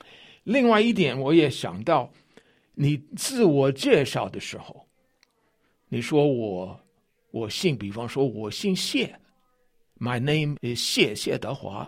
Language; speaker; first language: Chinese; non-native, fluent; English